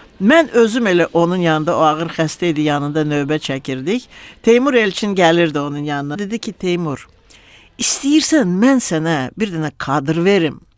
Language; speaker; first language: Azerbaijani; non-native, local second language; Russian